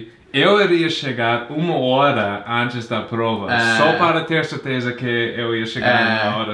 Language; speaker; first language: Portuguese; non-native, fluent; English